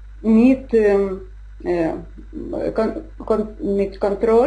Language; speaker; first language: German; non-native, learner; Russian